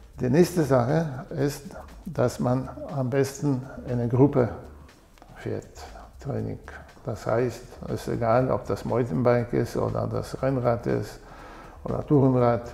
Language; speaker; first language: German; non-native, fluent; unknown